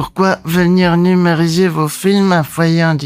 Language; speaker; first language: French; native; French